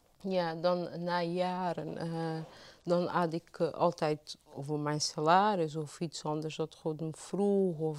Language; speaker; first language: Dutch; non-native, fluent; Portuguese